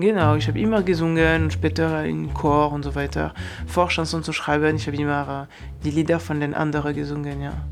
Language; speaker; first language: German; non-native, fluent; French